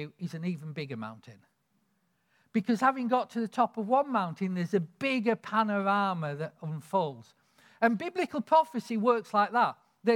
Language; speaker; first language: English; native; English